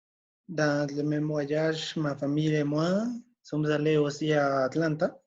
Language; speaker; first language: French; non-native, learner; Spanish